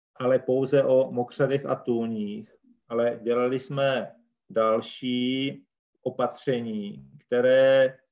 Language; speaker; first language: Czech; native; Czech